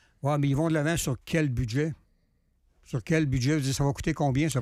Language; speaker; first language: French; native; French